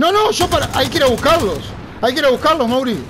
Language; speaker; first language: Spanish; native; Spanish